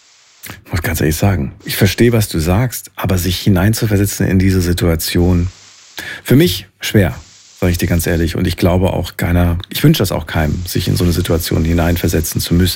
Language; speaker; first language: German; native; German